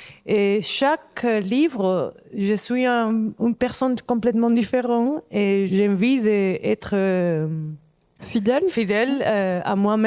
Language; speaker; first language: French; non-native, fluent; Spanish